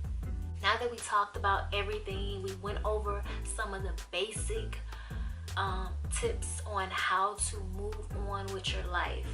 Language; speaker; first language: English; native; English